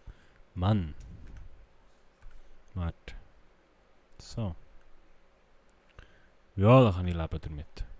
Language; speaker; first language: German; native; German